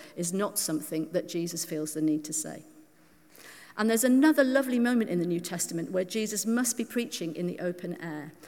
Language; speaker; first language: English; native; English